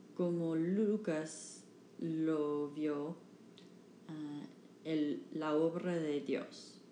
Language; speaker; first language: Spanish; non-native, learner; English